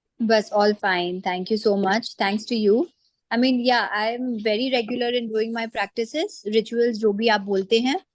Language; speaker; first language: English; non-native, local second language; Hindi